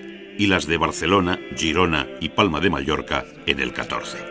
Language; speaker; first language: Spanish; native; Spanish